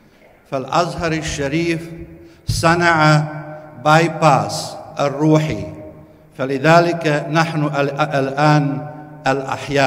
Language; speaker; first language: Arabic; non-native, fluent; Bosnian